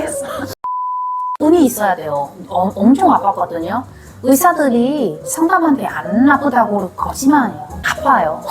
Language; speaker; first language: Korean; non-native, learner; Vietnamese